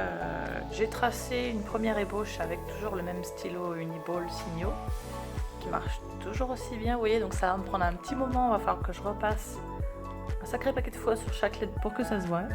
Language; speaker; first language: French; native; French